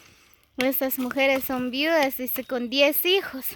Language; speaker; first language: Spanish; native; Spanish